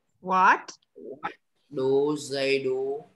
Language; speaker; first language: English; non-native, learner; Vietnamese